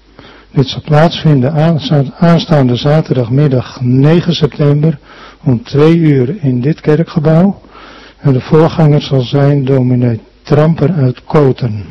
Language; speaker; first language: Dutch; native; Dutch